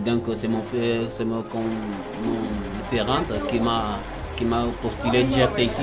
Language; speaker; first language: French; non-native, learner; Comorian